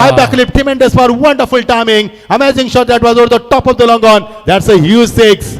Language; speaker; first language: English; non-native, local second language; Marathi